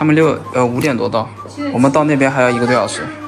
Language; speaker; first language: Chinese; native; Chinese